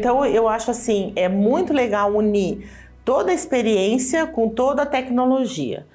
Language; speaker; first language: Portuguese; native; Portuguese